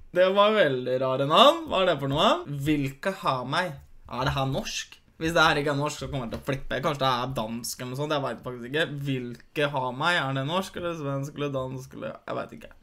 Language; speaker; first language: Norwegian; early bilingual, other home language; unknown